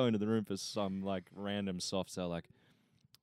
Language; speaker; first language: English; native; English